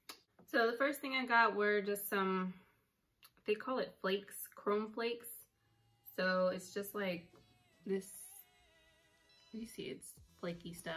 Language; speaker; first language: English; native; English